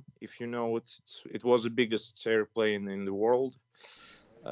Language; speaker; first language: English; non-native, fluent; Ukrainian